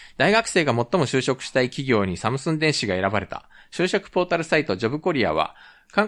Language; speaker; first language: Japanese; native; Japanese